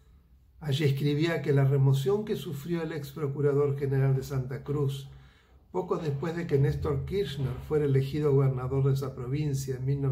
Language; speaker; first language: Spanish; native; Spanish